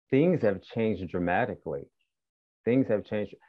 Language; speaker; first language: English; native; English